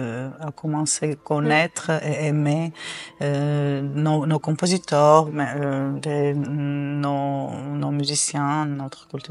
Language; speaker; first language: French; non-native, fluent; Armenian